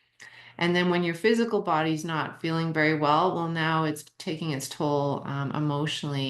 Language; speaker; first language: English; native; English